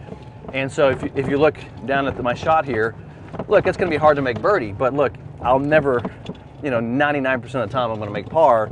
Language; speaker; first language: English; native; English